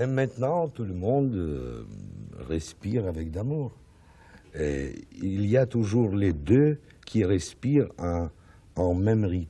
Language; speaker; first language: French; non-native, learner; Russian